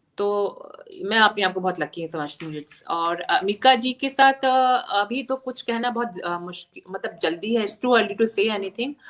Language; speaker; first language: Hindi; native; Hindi